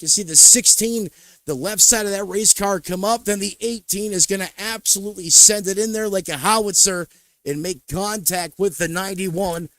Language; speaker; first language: English; native; English